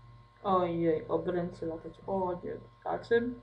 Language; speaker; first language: Polish; native; Polish